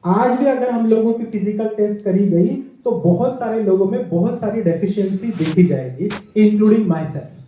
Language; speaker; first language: Hindi; non-native, local second language; Marathi